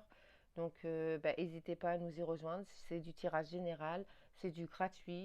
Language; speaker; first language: French; native; French